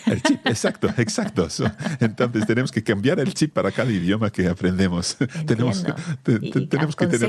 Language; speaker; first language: Spanish; non-native, fluent; English